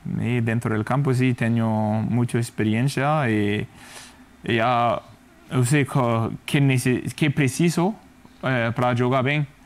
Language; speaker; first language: Spanish; non-native, fluent; Danish